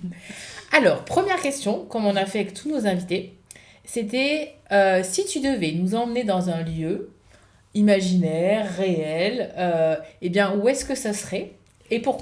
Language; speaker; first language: French; native; French